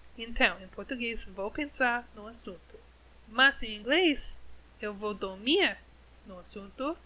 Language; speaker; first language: Portuguese; non-native, learner; English